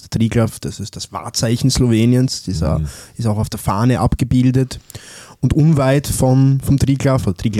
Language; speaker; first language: German; early bilingual, other home language; Italian